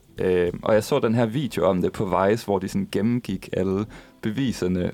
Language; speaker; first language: Danish; native; Danish